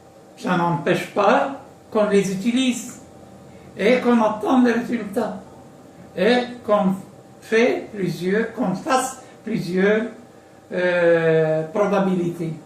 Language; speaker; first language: French; non-native, local second language; Arabic